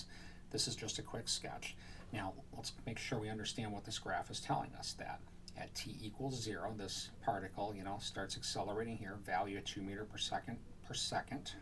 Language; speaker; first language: English; native; English